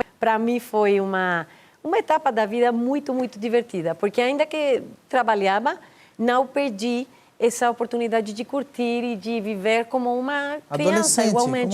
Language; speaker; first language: Portuguese; non-native, fluent; Spanish